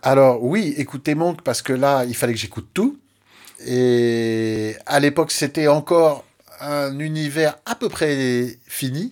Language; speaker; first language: French; native; French